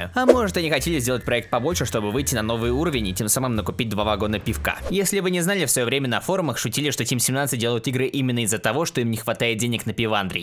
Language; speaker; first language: Russian; native; Russian